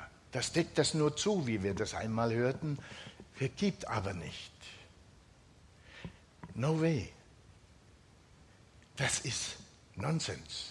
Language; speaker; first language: German; non-native, fluent; Finnish